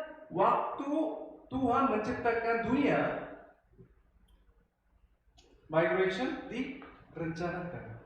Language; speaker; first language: Indonesian; non-native, fluent; Korean